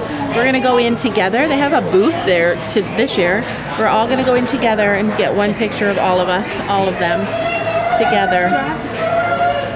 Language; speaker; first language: English; native; English